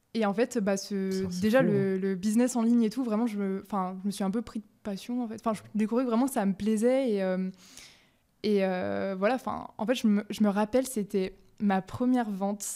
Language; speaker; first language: French; native; French